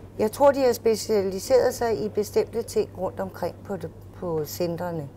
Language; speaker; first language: Danish; native; Danish